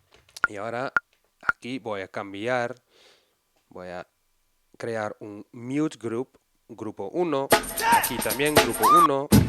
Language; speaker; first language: Spanish; non-native, fluent; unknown